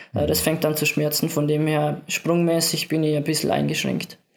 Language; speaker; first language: German; native; German